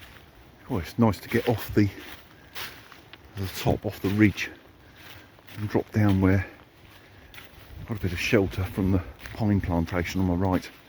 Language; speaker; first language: English; native; English